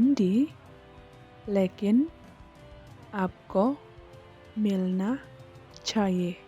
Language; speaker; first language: Hindi; non-native, local second language; Khasi